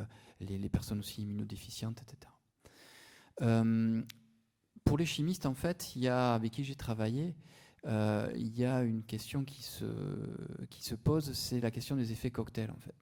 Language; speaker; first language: French; native; French